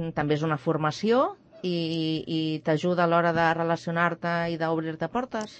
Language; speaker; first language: Catalan; native; Catalan